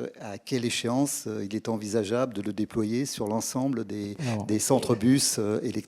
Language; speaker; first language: French; native; French